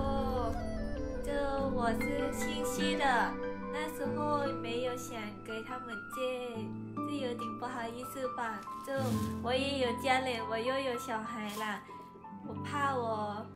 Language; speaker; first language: Chinese; non-native, learner; Lao